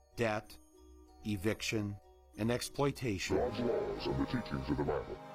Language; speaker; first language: English; native; English